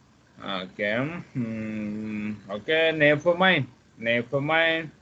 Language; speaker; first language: English; non-native, fluent; Malay